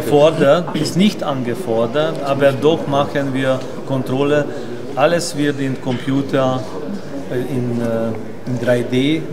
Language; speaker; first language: German; non-native, learner; Hungarian